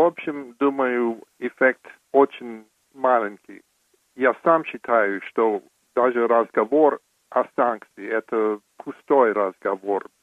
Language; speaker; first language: Russian; non-native, fluent; English